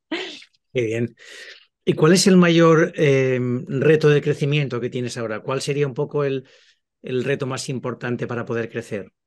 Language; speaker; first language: Spanish; native; Spanish